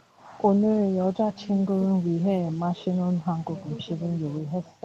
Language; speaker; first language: Korean; non-native, learner; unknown